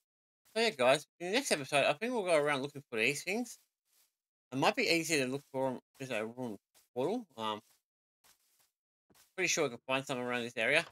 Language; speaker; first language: English; native; English